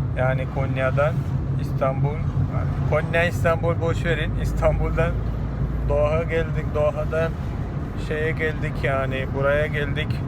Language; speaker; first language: Turkish; non-native, fluent; Malayalam